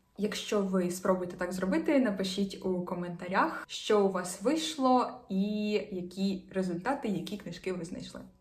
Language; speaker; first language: Ukrainian; native; Ukrainian